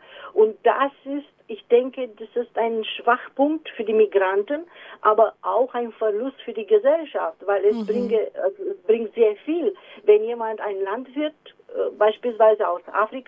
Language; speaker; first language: German; non-native, fluent; Romanian